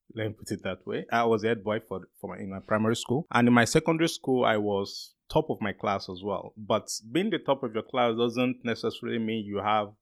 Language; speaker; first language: English; non-native, local second language; Yoruba